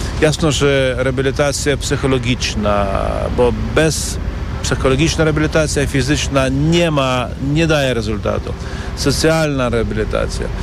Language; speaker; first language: Polish; non-native, learner; Ukrainian